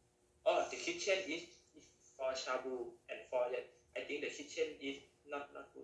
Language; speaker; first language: English; non-native, learner; Thai